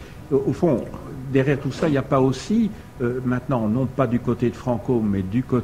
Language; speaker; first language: French; native; French